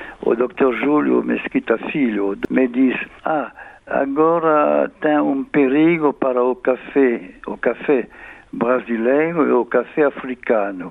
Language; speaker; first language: Portuguese; non-native, fluent; French